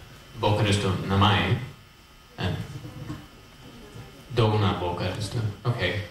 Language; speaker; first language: Japanese; non-native, fluent; English